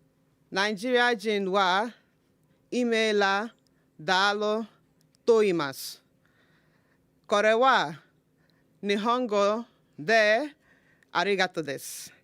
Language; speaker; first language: Japanese; non-native, learner; Igbo